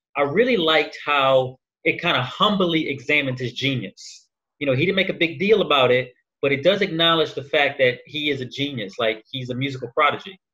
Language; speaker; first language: English; native; English